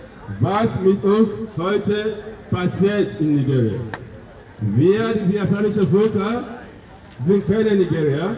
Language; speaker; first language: German; non-native, learner; Igbo